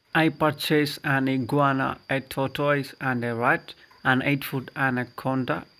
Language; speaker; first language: English; non-native, local second language; Malayalam